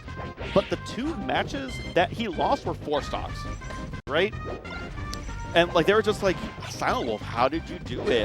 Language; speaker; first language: English; native; English